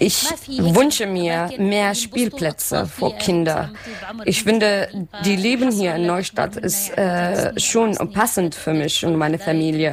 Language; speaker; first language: German; non-native, learner; Arabic